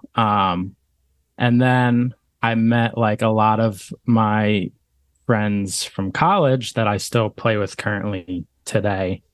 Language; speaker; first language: English; native; English